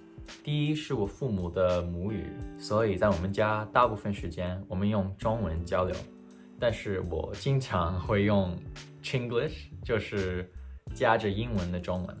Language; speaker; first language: Chinese; early bilingual, heritage; Chinese